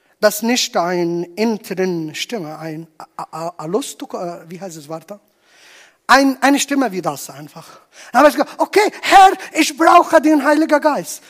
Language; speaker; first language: German; non-native, learner; Arabic